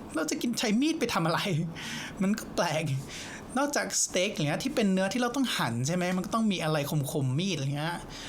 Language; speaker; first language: Thai; non-native, fluent; English